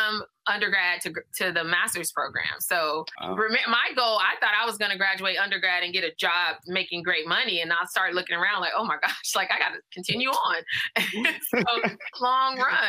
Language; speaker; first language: English; native; English